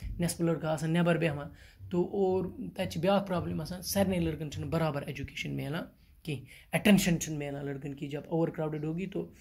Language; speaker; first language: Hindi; non-native, local second language; Kashmiri